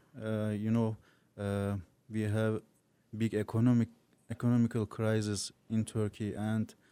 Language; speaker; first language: English; non-native, learner; Turkish